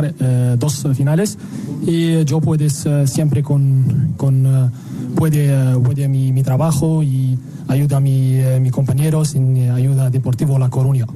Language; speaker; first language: Spanish; non-native, learner; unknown